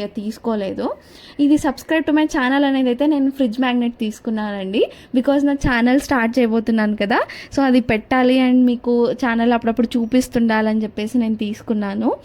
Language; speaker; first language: Telugu; non-native, local second language; Kannada